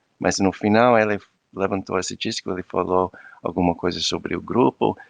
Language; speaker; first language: Portuguese; non-native, fluent; English